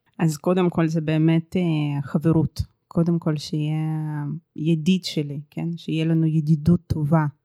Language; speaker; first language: Hebrew; early bilingual, other home language; Russian